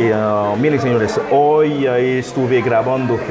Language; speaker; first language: Spanish; non-native, fluent; Haitian Creole